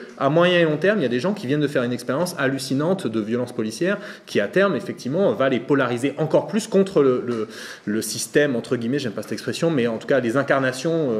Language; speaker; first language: French; native; French